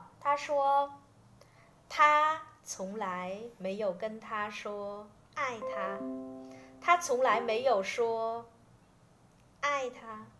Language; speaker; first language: Chinese; non-native, fluent; Vietnamese